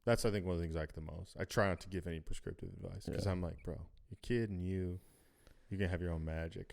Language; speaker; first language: English; native; English